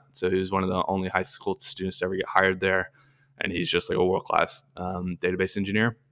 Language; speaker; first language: English; native; English